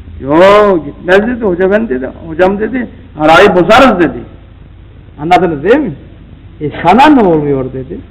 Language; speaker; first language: Turkish; native; Turkish